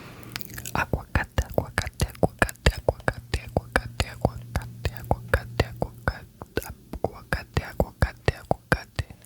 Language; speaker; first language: Spanish; non-native, learner; French